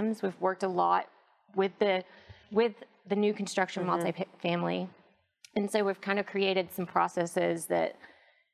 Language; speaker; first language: English; native; English